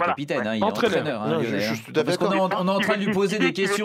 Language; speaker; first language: French; native; French